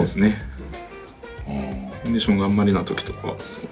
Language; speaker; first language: Japanese; native; Japanese